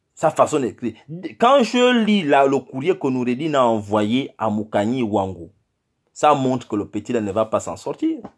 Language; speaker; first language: French; non-native, local second language; Fang